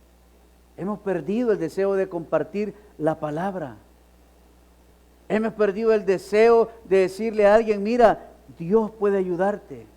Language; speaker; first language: Spanish; native; Spanish